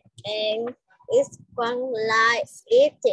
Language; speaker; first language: English; non-native, learner; Vietnamese